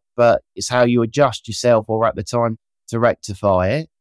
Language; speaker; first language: English; native; English